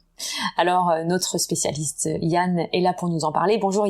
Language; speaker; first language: French; native; French